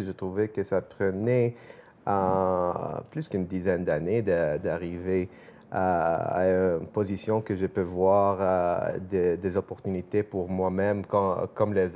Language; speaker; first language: French; non-native, fluent; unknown